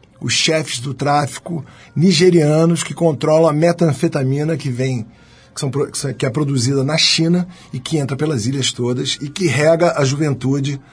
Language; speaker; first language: Portuguese; native; Portuguese